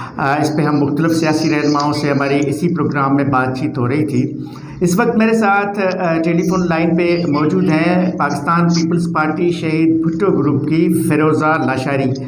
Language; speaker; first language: Urdu; native; Urdu